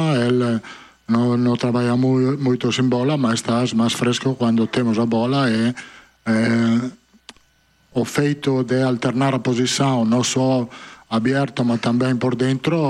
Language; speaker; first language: Portuguese; non-native, fluent; Italian